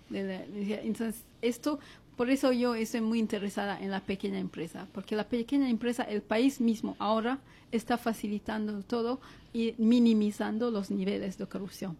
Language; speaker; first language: Spanish; non-native, fluent; Kinyarwanda